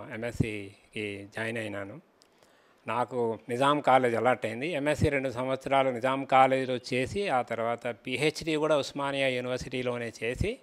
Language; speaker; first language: Telugu; native; Telugu